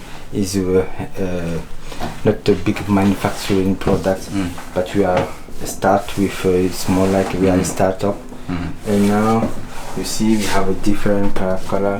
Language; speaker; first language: English; non-native, fluent; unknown